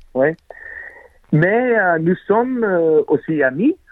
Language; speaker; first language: French; non-native, learner; English